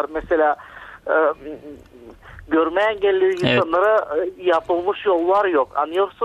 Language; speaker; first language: Turkish; non-native, learner; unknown